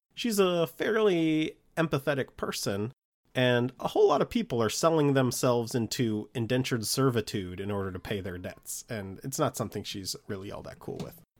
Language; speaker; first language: English; early bilingual, other home language; Italian